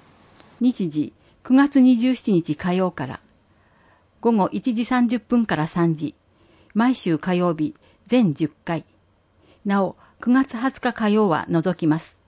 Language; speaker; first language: Japanese; native; Japanese